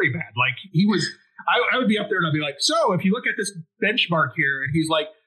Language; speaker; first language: English; native; English